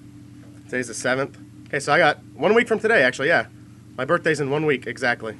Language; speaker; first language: English; native; English